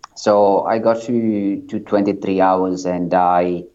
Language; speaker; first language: English; non-native, fluent; Italian